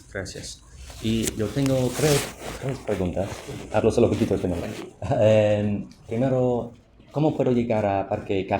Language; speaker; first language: Spanish; non-native, learner; English